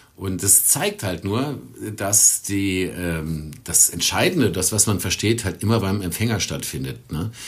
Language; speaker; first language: German; native; German